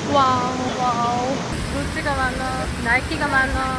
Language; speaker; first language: Korean; native; Korean